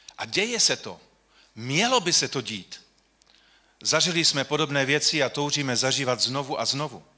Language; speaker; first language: Czech; non-native, local second language; Polish